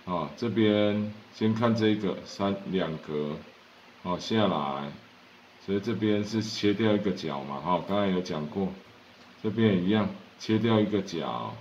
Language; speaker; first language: Chinese; native; Chinese